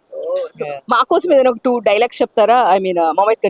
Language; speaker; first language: Telugu; native; Telugu